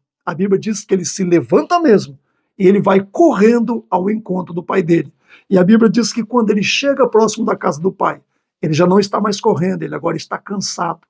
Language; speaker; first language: Portuguese; native; Portuguese